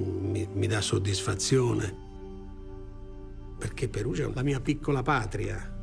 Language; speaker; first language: Italian; native; Italian